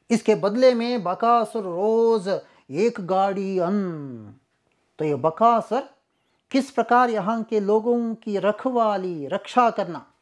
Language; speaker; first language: Hindi; non-native, local second language; Kannada